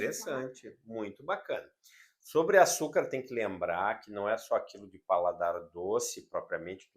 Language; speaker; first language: Portuguese; native; Portuguese